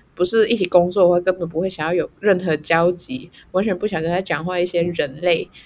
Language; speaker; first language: Chinese; non-native, local second language; Cantonese